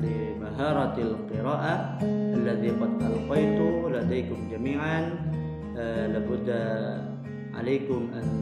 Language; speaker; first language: Arabic; non-native, fluent; Indonesian